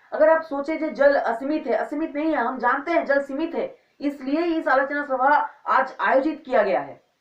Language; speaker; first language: Hindi; non-native, local second language; Bangla